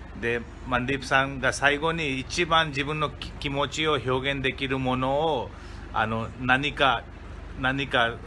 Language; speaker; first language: Japanese; non-native, fluent; Hindi